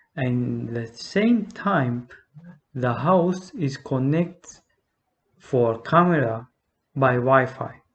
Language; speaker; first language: English; non-native, learner; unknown